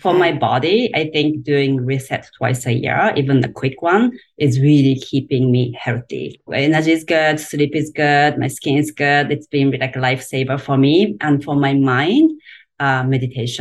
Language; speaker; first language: English; non-native, fluent; Japanese